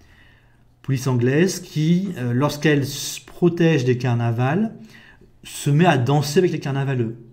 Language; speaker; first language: French; native; French